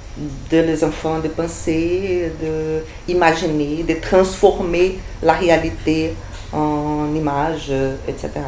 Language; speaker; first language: French; non-native, fluent; Portuguese